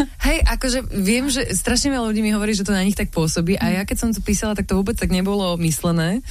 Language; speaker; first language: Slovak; early bilingual, other home language; English